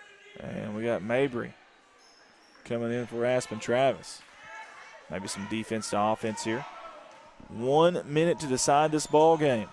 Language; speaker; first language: English; native; English